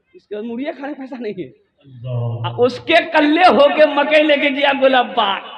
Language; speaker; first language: Hindi; non-native, local second language; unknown